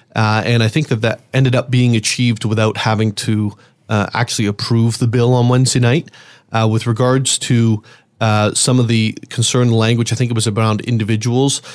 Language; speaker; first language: English; native; English